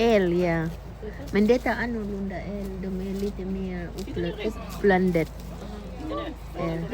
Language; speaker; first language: Swedish; non-native, learner; Cebuano